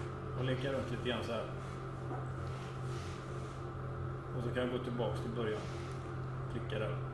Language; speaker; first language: Swedish; native; Swedish